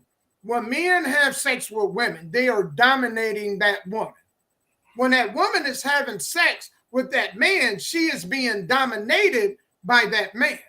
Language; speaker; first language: English; native; English